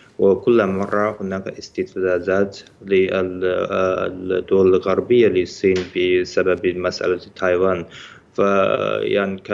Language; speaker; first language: Arabic; non-native, fluent; Chinese